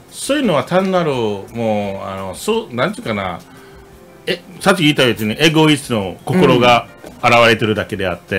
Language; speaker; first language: Japanese; non-native, fluent; English